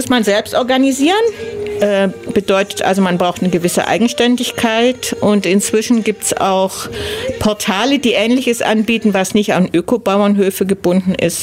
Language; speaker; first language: German; native; German